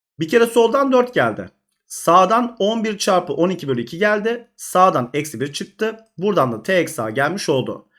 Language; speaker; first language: Turkish; native; Turkish